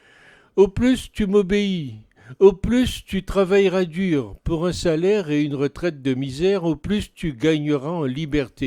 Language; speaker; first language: French; native; French